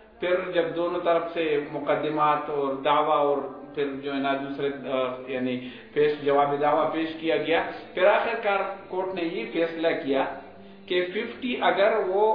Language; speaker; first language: Urdu; non-native, local second language; Pashto